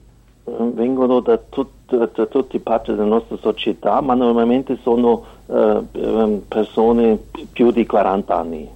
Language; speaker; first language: Italian; non-native, fluent; German